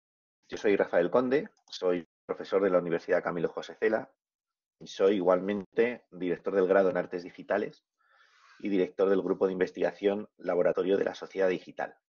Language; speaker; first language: Spanish; native; Spanish